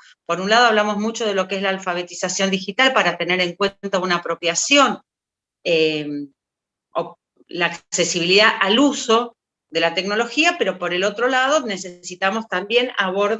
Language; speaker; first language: Spanish; native; Spanish